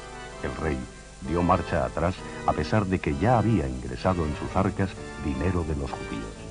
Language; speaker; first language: Spanish; native; Spanish